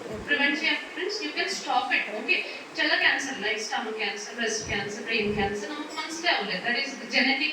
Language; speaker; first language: English; non-native, local second language; Malayalam